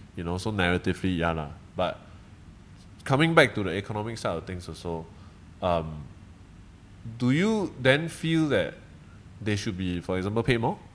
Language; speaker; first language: English; native; English